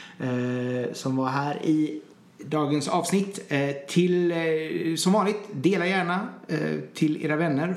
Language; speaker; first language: Swedish; native; Swedish